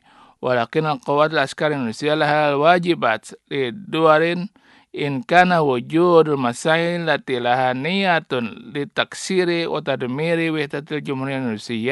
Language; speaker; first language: Arabic; non-native, fluent; Indonesian